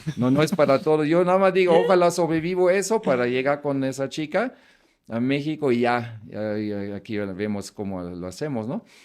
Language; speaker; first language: Spanish; non-native, fluent; German